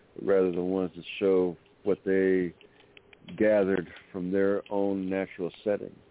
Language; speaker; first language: English; native; English